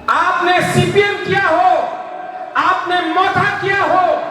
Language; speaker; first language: Hindi; non-native, local second language; Bangla